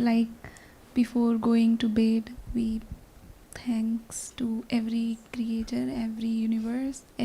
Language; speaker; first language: English; non-native, learner; Nepali